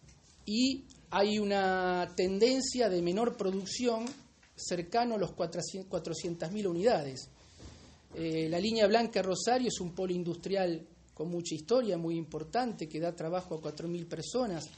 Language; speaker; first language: Spanish; native; Spanish